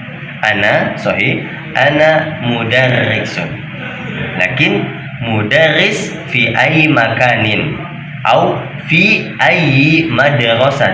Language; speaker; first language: Arabic; non-native, fluent; Indonesian